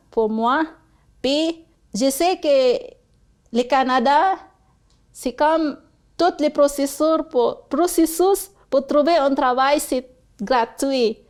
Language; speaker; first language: French; non-native, learner; Cebuano